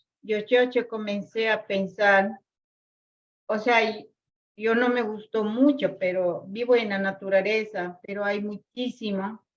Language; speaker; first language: Spanish; non-native, local second language; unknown